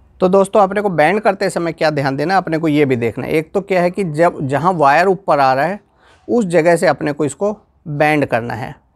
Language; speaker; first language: Hindi; non-native, local second language; Gujarati